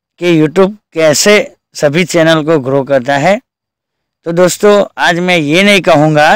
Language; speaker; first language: Hindi; non-native, local second language; Gujarati